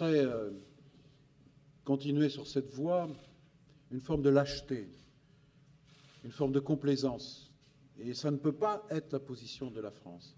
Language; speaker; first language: French; native; French